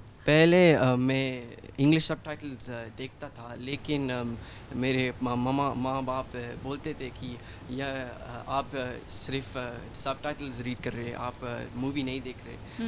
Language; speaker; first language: Hindi; early bilingual, heritage; Hindi